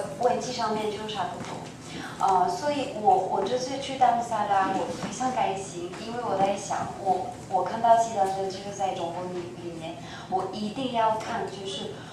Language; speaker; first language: Chinese; non-native, fluent; French